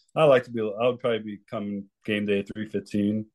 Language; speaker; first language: English; early bilingual, other home language; Spanish